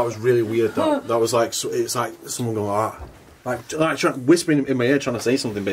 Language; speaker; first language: English; native; English